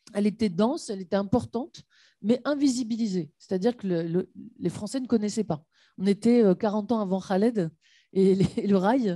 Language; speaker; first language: French; native; French